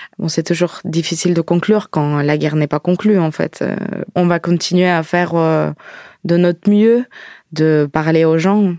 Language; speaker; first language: French; non-native, fluent; Ukrainian